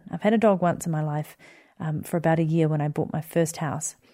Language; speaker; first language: English; native; English